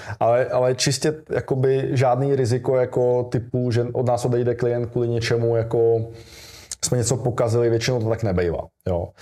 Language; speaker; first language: Czech; early bilingual, other home language; Russian